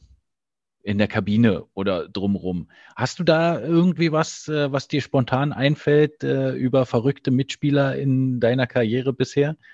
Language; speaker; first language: German; native; German